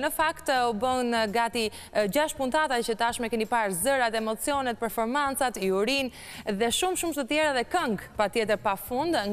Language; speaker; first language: Albanian; native; Albanian